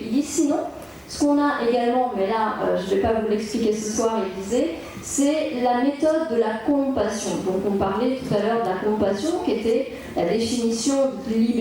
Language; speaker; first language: French; native; French